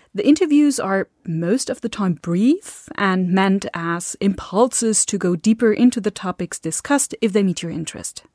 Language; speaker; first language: English; non-native, fluent; German